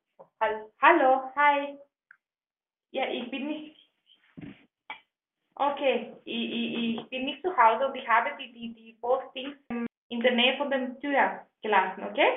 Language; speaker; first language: German; non-native, fluent; Greek